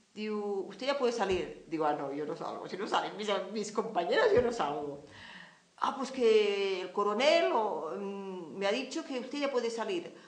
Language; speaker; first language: Spanish; non-native, local second language; Catalan